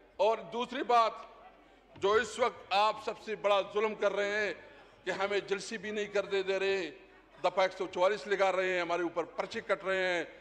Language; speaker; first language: Urdu; non-native, local second language; Pashto